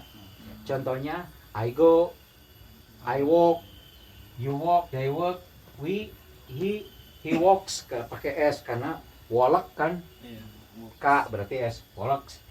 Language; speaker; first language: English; non-native, learner; Sundanese